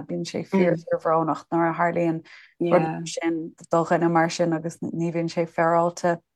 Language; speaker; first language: Irish; non-native, local second language; English